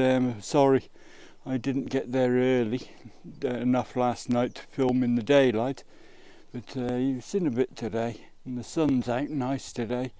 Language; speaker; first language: English; native; English